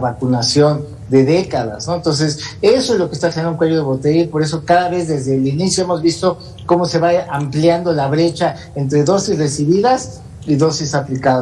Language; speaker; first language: Spanish; native; Spanish